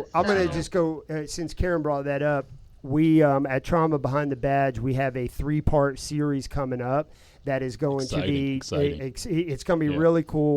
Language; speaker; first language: English; native; English